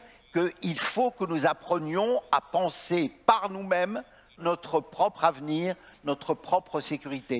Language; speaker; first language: French; native; French